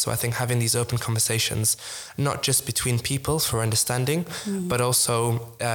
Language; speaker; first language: English; native; English